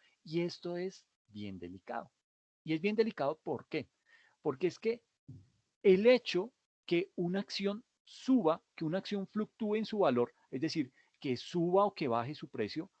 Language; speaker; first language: Spanish; native; Spanish